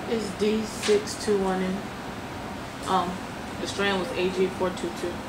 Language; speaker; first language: English; native; English